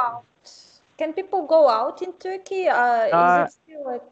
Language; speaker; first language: English; non-native, fluent; Serbian